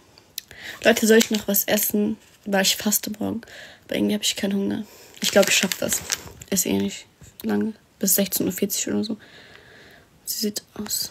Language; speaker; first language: German; early bilingual, other home language; Arabic